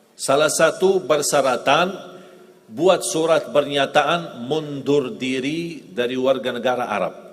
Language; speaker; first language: Indonesian; non-native, fluent; Arabic